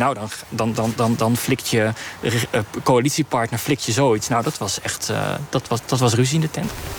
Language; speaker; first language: Dutch; native; Dutch